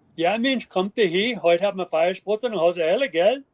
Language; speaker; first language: German; non-native, learner; English